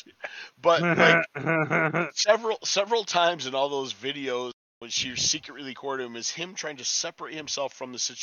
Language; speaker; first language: English; native; English